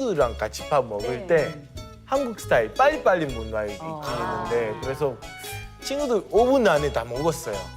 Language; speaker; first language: Korean; non-native, learner; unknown